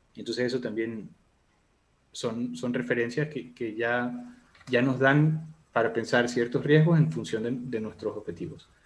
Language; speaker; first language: Spanish; native; Spanish